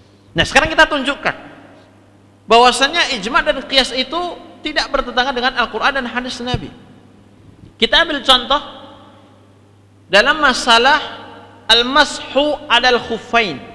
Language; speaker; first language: Indonesian; native; Indonesian